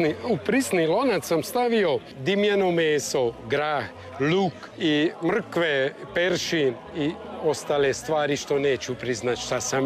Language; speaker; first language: Serbian; native; Serbian